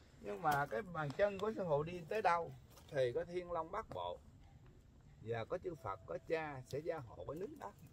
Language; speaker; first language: Vietnamese; early bilingual, heritage; Vietnamese